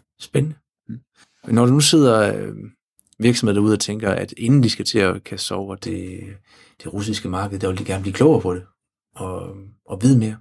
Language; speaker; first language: Danish; native; Danish